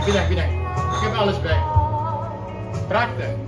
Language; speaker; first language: Dutch; non-native, learner; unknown